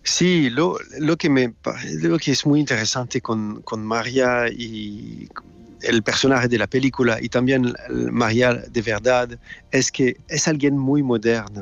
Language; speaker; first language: Spanish; non-native, fluent; French